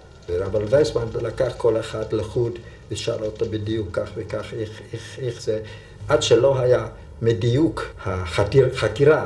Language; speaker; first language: Hebrew; non-native, fluent; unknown